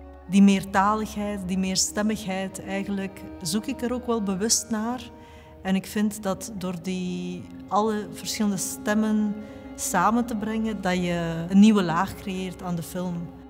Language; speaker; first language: Dutch; early bilingual, other home language; Georgian